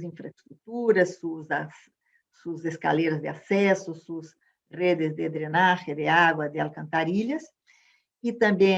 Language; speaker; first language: Spanish; non-native, fluent; Portuguese